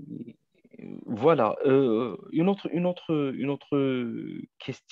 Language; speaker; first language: French; non-native, fluent; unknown